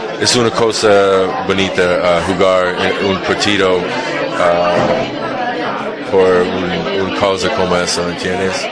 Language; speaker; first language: Spanish; non-native, learner; English